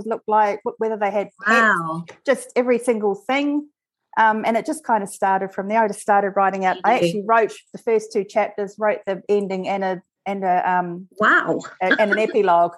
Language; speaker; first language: English; native; English